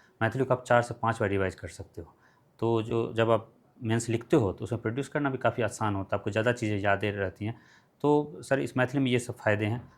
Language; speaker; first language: Hindi; non-native, local second language; Maithili